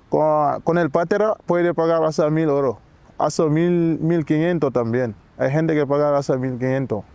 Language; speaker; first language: Spanish; non-native, learner; Wolof